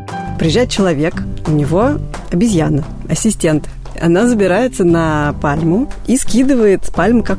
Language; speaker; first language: Russian; native; Russian